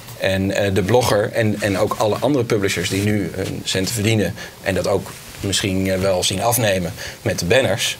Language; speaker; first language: Dutch; native; Dutch